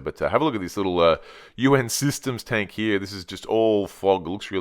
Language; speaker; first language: English; native; English